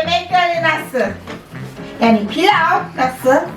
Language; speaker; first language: Turkish; non-native, learner; Thai